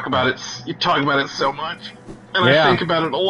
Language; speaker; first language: English; native; English